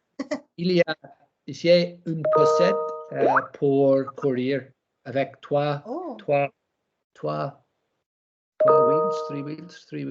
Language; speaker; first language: French; non-native, learner; English